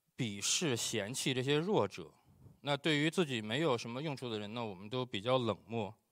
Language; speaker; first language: Chinese; native; Chinese